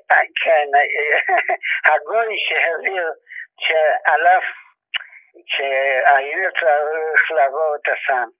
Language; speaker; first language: Hebrew; non-native, fluent; Yiddish